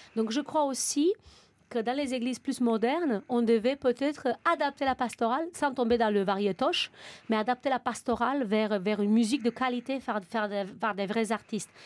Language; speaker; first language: French; non-native, fluent; Romanian